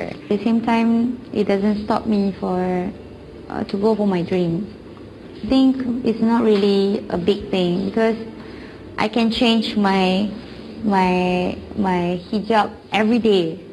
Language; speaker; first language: English; non-native, local second language; Malay